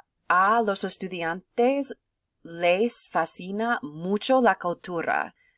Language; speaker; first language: Spanish; non-native, fluent; English